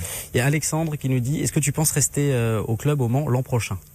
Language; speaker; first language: French; native; French